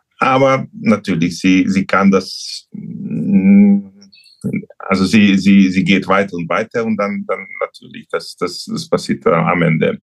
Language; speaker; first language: German; non-native, learner; Hungarian